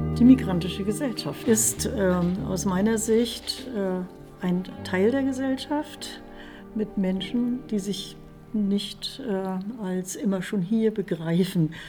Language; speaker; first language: German; native; German